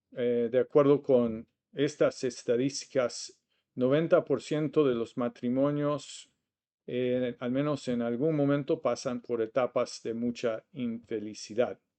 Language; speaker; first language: Spanish; non-native, fluent; English